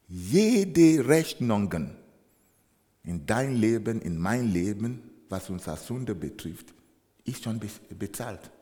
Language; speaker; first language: German; non-native, fluent; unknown